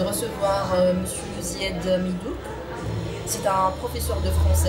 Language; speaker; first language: French; non-native, local second language; Arabic